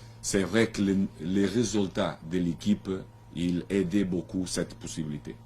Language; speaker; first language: French; non-native, learner; Portuguese